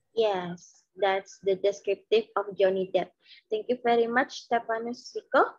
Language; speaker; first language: English; non-native, learner; Indonesian